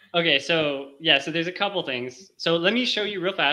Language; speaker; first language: English; native; English